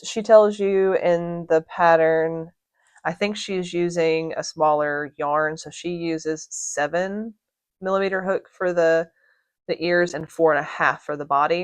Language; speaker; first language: English; native; English